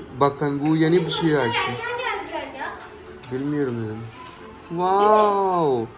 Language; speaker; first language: Turkish; non-native, learner; Urdu